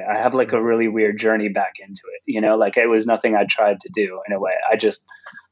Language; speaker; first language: English; native; English